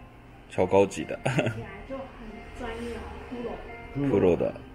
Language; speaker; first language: Japanese; native; Japanese